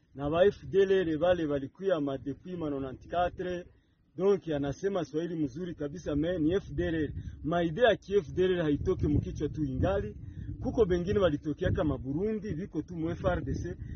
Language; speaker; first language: Swahili; non-native, local second language; Kinyarwanda